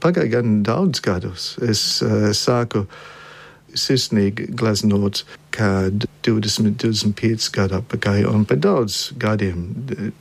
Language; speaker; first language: Latvian; early bilingual, heritage; Latvian